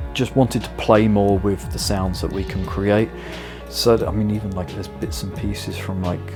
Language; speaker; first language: English; native; English